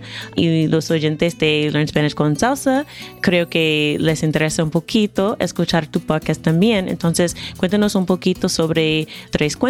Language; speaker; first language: Spanish; non-native, fluent; English